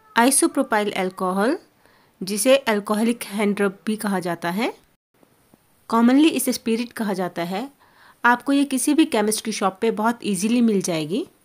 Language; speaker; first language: Hindi; native; Hindi